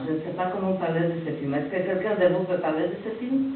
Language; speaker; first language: French; non-native, fluent; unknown